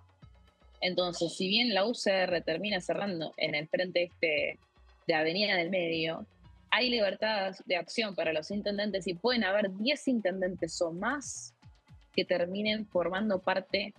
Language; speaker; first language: Spanish; native; Spanish